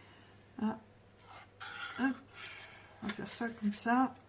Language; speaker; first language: French; native; French